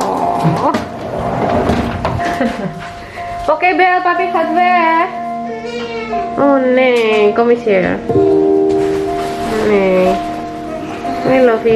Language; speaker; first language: Dutch; non-native, learner; Indonesian